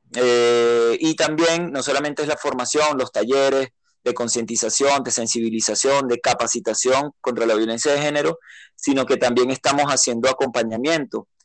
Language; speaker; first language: Spanish; native; Spanish